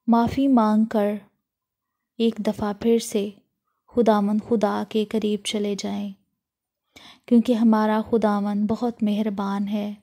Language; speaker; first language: Urdu; non-native, local second language; Punjabi